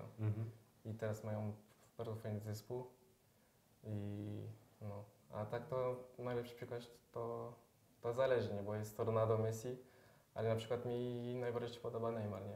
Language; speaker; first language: Polish; early bilingual, heritage; French